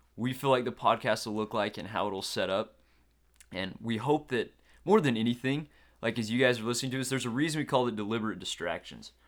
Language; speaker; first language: English; native; English